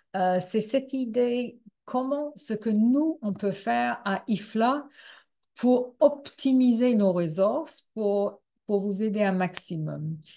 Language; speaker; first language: French; non-native, fluent; English